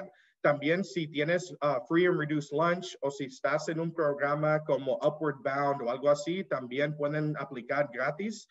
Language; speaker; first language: Spanish; early bilingual, heritage; Spanish